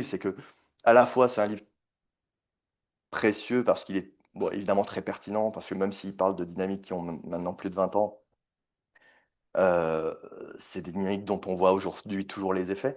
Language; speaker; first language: French; native; French